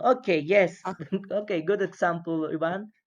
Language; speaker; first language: English; non-native, fluent; Spanish